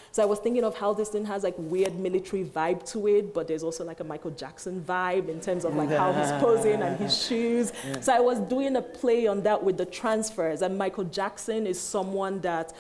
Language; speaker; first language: English; non-native, local second language; Igbo